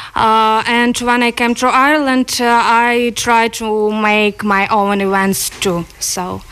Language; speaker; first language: English; non-native, learner; Ukrainian